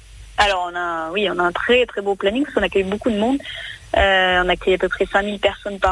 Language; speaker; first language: French; native; French